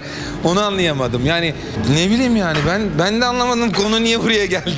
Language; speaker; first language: Turkish; native; Turkish